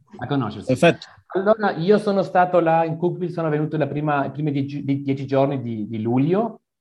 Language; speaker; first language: Italian; non-native, learner; Spanish